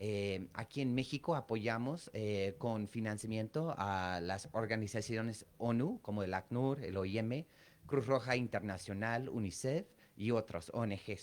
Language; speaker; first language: Spanish; non-native, fluent; English